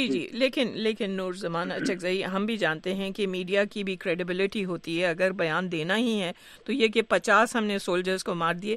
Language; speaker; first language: Urdu; native; Urdu